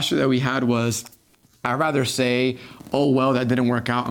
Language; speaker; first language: English; native; English